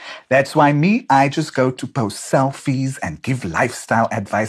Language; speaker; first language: English; non-native, local second language; Afrikaans